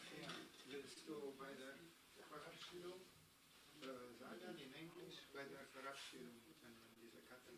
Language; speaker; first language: German; non-native, learner; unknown